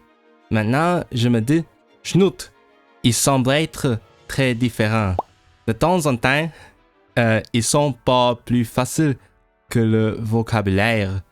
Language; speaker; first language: French; non-native, learner; Cantonese